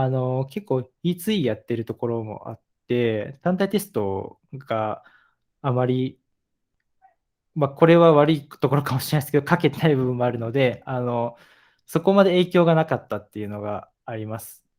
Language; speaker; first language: Japanese; native; Japanese